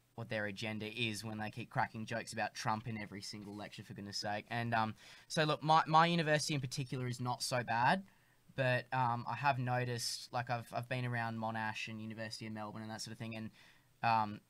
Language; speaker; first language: English; native; English